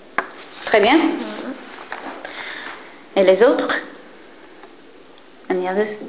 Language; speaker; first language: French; non-native, fluent; English